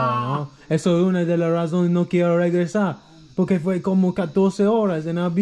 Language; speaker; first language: Spanish; non-native, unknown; English